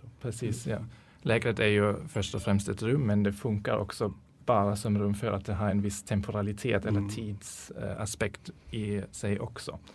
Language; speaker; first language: Swedish; non-native, fluent; German